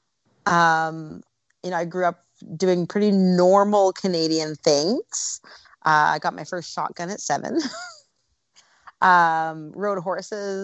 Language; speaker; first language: English; native; English